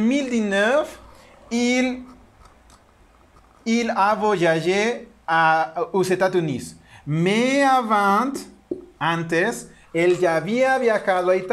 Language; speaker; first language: French; non-native, learner; Spanish